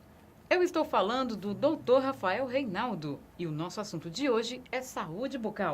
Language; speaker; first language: Portuguese; native; Portuguese